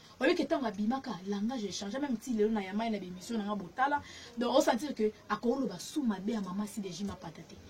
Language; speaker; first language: Lingala; native; Lingala